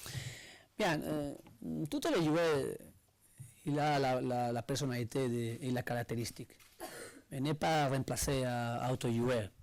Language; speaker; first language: French; non-native, learner; Spanish